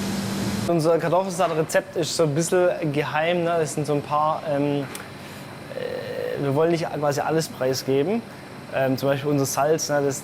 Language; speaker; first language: German; native; German